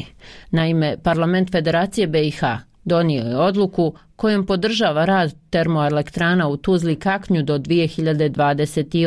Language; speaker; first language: Croatian; native; Croatian